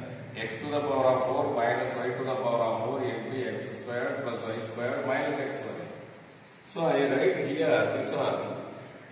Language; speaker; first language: English; non-native, local second language; Tamil